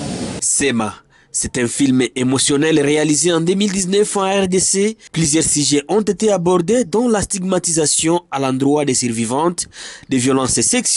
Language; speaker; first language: French; native; French